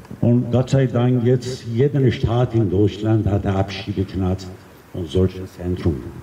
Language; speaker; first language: German; non-native, fluent; Persian